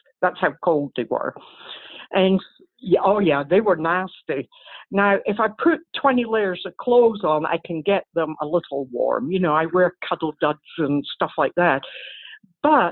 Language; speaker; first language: English; native; English